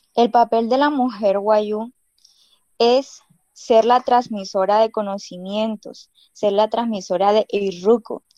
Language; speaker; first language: Spanish; non-native, local second language; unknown